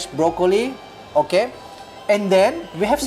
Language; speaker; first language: English; non-native, fluent; Indonesian